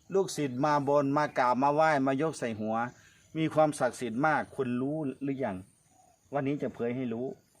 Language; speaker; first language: Thai; native; Thai